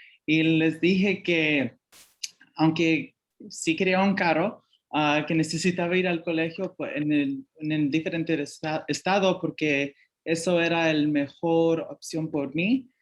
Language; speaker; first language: Spanish; early bilingual, heritage; Spanish